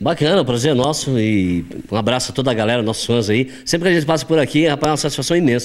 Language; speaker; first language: Portuguese; native; Portuguese